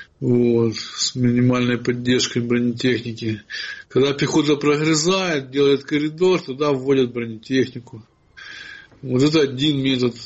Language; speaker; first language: Russian; non-native, local second language; Ukrainian